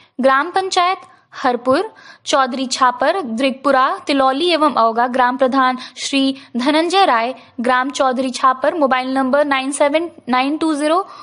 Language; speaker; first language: Hindi; native; Hindi